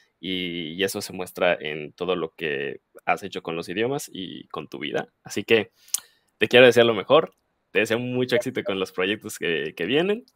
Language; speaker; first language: Spanish; native; Spanish